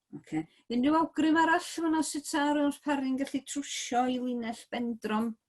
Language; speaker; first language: Welsh; native; Welsh